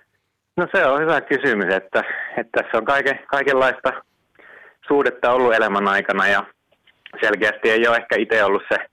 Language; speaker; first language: Finnish; native; Finnish